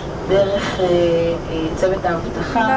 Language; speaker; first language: Hebrew; native; Hebrew